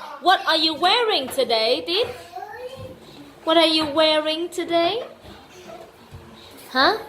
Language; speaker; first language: English; non-native, fluent; Vietnamese